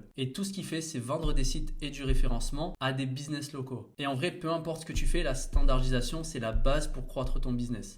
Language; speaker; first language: French; native; French